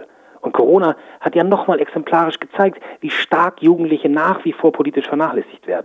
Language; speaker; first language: German; native; German